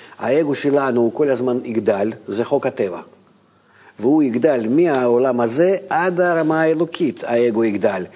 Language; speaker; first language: Hebrew; non-native, fluent; Russian